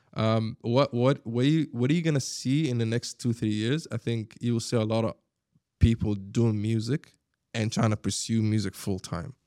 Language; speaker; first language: English; non-native, fluent; Arabic